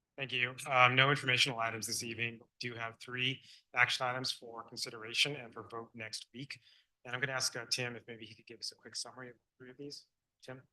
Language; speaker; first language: English; non-native, fluent; Chinese